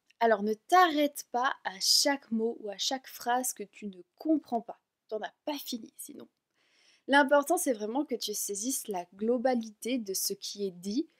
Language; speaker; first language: French; native; French